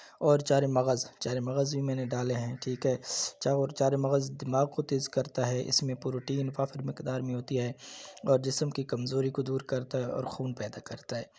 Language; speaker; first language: Urdu; non-native, local second language; Punjabi